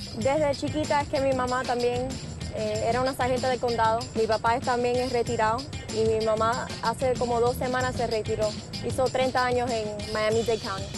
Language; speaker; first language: Spanish; early bilingual, heritage; Spanish